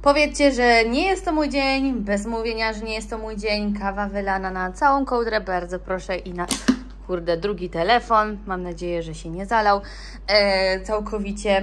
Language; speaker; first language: Polish; native; Polish